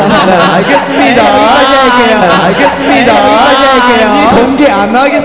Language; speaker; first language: Korean; non-native, fluent; Chinese